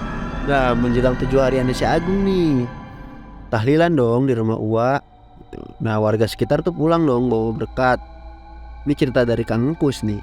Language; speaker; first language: Indonesian; native; Indonesian